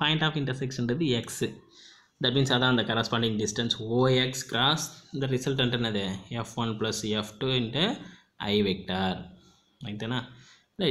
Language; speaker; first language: Tamil; native; Tamil